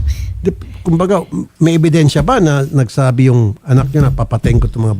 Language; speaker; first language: Filipino; native; Filipino